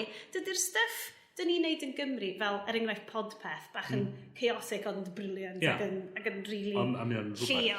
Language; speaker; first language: Welsh; native; Welsh